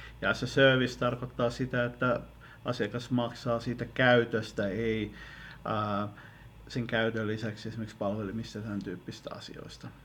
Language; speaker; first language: Finnish; native; Finnish